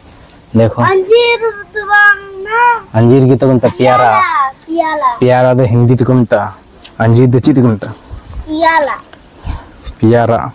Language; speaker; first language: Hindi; non-native, local second language; Bangla